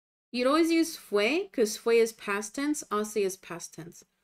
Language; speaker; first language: Spanish; non-native, learner; English